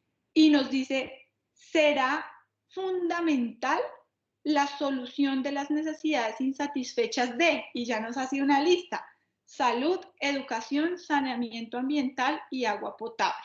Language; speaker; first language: Spanish; native; Spanish